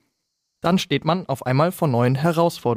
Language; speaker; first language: German; native; German